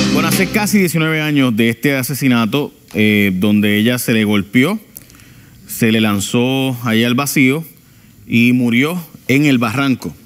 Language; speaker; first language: Spanish; native; Spanish